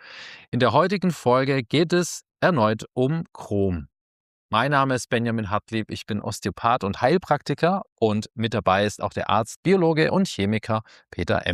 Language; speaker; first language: German; native; German